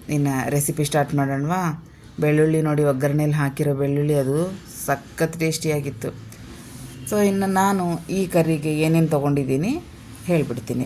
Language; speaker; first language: Kannada; non-native, local second language; Telugu